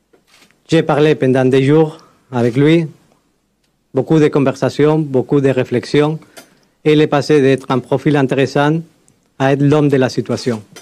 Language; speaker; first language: French; non-native, fluent; Spanish